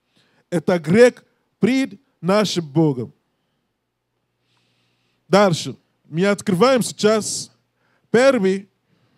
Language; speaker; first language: Russian; non-native, learner; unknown